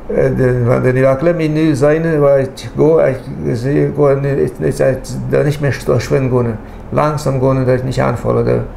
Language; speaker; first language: German; non-native, local second language; Low German